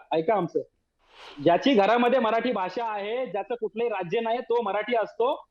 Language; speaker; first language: Marathi; native; Marathi